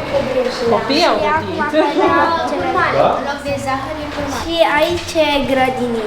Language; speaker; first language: Romanian; early bilingual, other home language; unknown